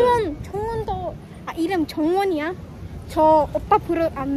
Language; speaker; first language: Korean; non-native, learner; Hindi